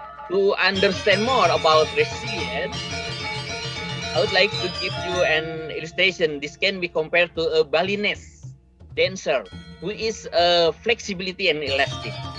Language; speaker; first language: English; non-native, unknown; Indonesian